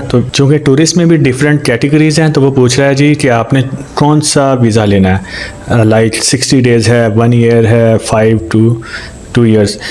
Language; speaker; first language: Urdu; native; Urdu